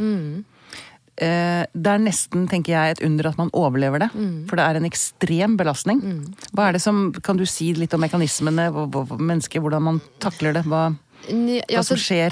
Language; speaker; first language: Norwegian; native; Norwegian